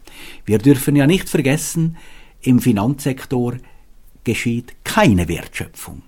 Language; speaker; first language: German; native; German